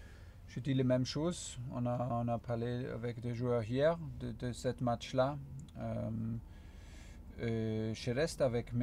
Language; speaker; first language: French; non-native, fluent; German